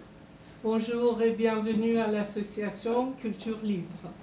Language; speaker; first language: French; non-native, fluent; Persian